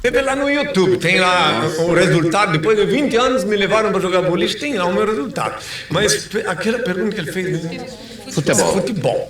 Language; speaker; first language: Portuguese; native; Portuguese